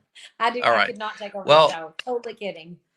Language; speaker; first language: English; native; English